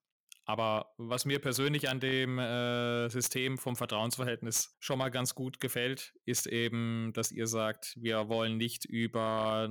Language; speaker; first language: German; native; German